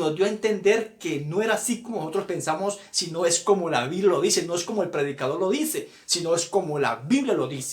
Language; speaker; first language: Spanish; native; Spanish